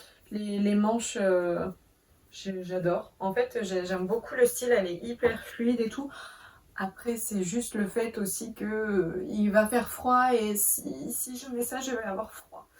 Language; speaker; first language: French; native; French